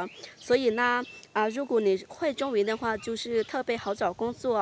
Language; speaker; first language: Chinese; non-native, fluent; Lao